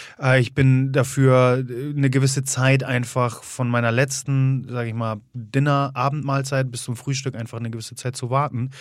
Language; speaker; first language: German; early bilingual, other home language; Polish